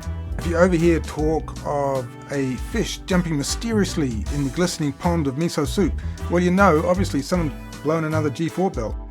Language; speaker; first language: English; native; English